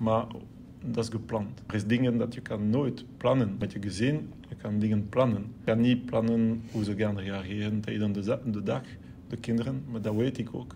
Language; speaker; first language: Dutch; non-native, local second language; French